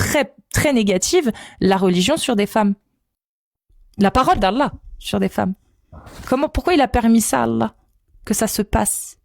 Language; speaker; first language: French; native; French